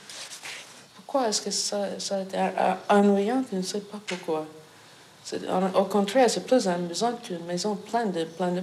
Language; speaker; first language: French; non-native, fluent; English